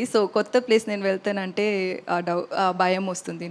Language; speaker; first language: Telugu; non-native, learner; Tamil